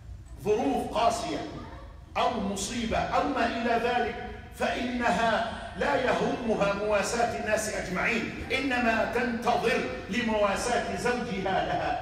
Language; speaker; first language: Arabic; native; Arabic